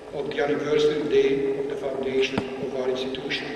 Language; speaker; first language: English; non-native, fluent; Dutch